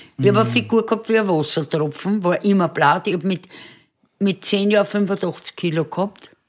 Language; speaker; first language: German; native; German